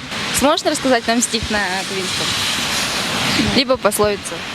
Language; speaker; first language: Russian; non-native, local second language; Tuvinian